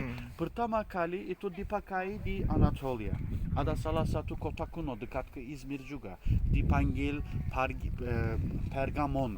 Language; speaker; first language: Indonesian; non-native, fluent; Turkish